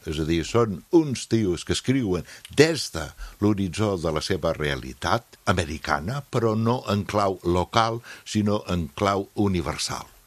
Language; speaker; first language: Catalan; non-native, fluent; English